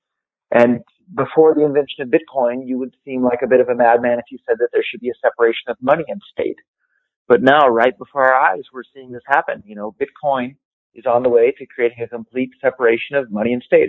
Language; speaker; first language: English; native; English